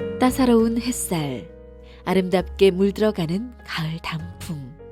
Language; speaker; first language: Korean; native; Korean